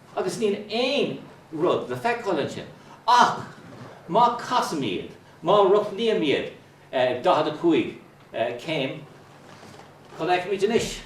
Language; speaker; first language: Irish; non-native, local second language; English